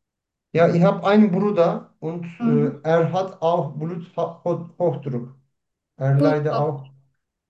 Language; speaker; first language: German; non-native, learner; Turkish